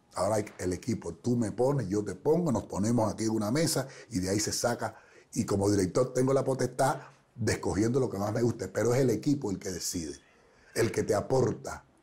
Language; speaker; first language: Spanish; native; Spanish